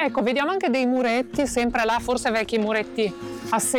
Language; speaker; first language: Italian; native; Italian